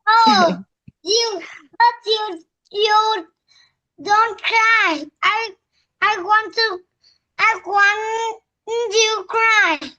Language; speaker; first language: English; non-native, learner; Vietnamese